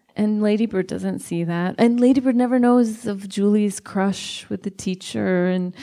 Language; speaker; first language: English; native; English